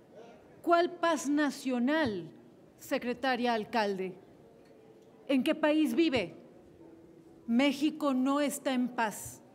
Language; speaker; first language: Spanish; native; Spanish